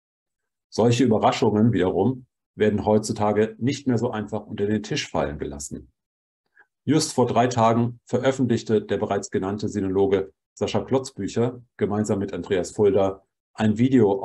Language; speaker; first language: German; native; German